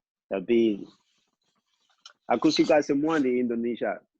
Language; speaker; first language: Indonesian; non-native, local second language; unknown